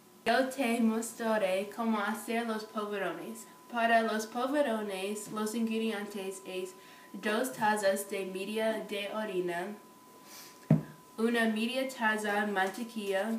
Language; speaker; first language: Spanish; non-native, learner; English